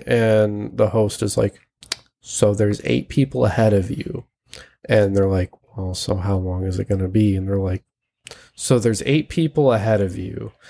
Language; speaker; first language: English; native; English